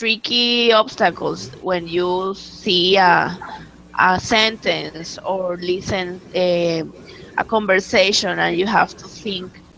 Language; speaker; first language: English; non-native, learner; Spanish